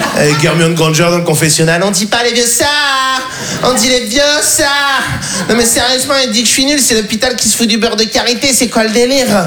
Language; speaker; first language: French; native; French